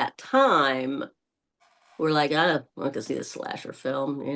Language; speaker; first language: English; native; English